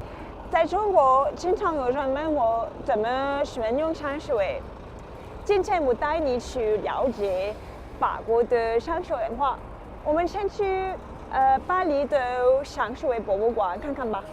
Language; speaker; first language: Chinese; non-native, fluent; French